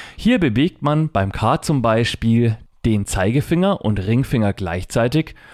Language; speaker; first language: German; native; German